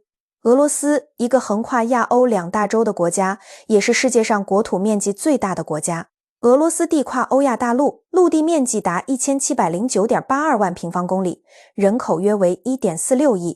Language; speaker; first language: Chinese; native; Chinese